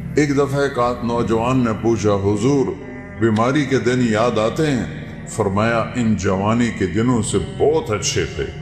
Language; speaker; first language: Urdu; non-native, local second language; Punjabi